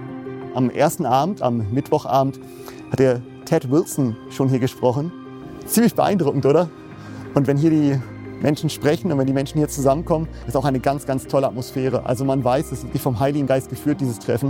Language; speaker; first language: German; native; German